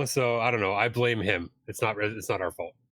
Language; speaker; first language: English; native; English